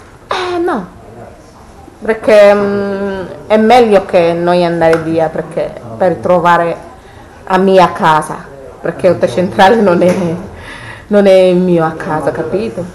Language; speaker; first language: Italian; non-native, learner; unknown